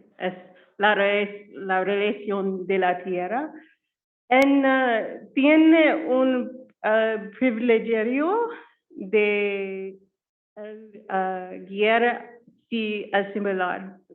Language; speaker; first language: Spanish; non-native, learner; English